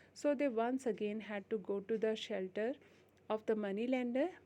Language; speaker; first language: English; non-native, local second language; Hindi